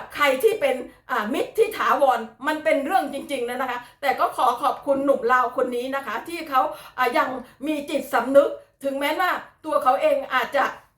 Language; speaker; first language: Thai; native; Thai